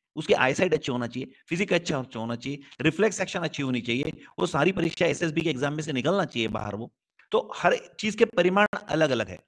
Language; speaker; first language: Hindi; non-native, local second language; Marathi